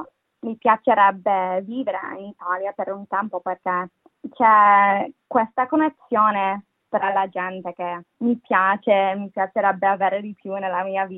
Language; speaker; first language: Italian; non-native, fluent; English